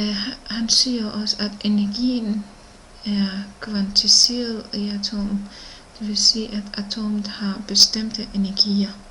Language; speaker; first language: Danish; non-native, learner; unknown